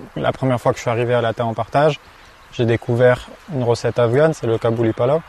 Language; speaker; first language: French; native; French